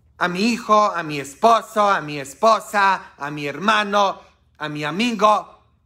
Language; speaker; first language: Spanish; non-native, fluent; Polish